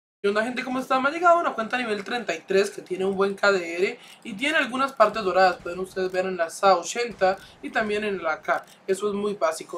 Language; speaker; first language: Spanish; native; Spanish